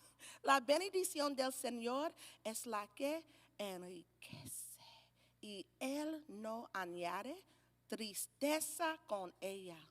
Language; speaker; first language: Spanish; non-native, learner; English